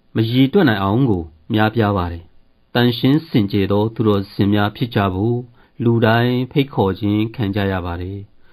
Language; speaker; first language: Burmese; native; Burmese